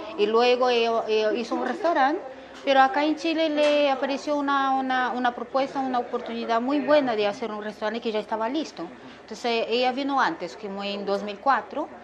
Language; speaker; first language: Spanish; non-native, fluent; Korean